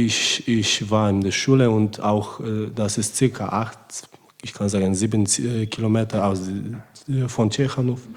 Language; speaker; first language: German; non-native, learner; Polish